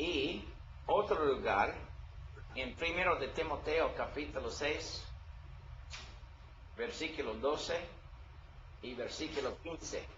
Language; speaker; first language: Spanish; non-native, learner; English